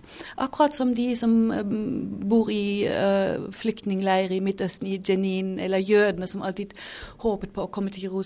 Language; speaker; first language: Norwegian; non-native, fluent; German